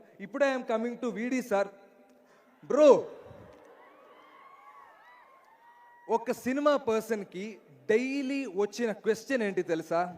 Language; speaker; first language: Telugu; non-native, learner; Malayalam